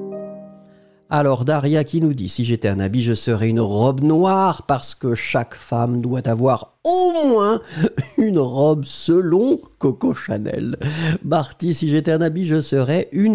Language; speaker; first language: French; native; French